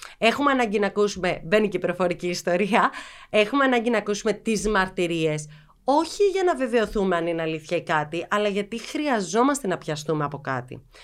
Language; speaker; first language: Greek; native; Greek